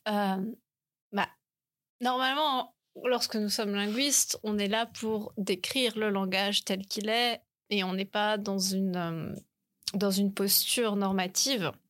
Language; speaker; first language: French; native; French